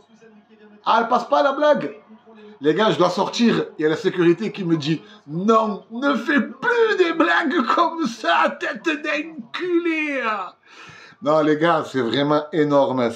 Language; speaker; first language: French; native; French